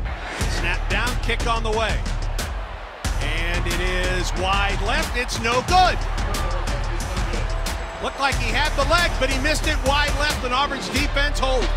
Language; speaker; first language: English; native; English